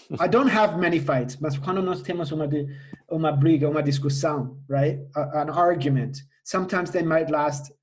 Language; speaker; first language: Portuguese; non-native, fluent; English